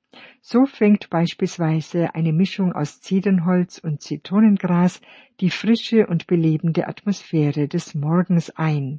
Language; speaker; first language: German; native; German